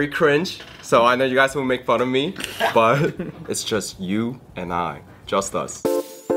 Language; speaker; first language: English; early bilingual, other home language; Korean